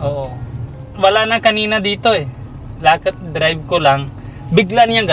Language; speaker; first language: Filipino; non-native, learner; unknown